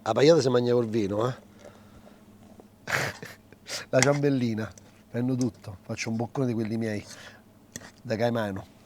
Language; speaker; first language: Italian; native; Italian